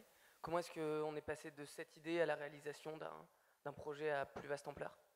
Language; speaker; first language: French; native; French